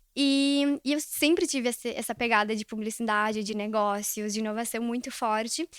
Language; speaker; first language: Portuguese; early bilingual, other home language; Spanish